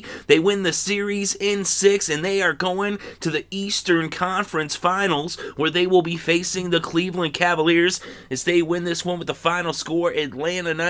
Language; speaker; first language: English; native; English